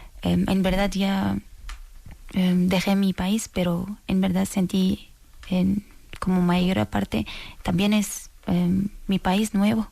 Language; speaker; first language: Spanish; non-native, learner; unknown